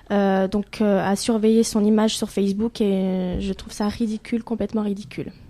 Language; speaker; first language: French; native; French